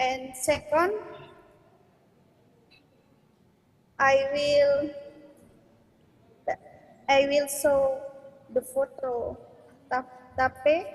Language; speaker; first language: English; non-native, learner; Indonesian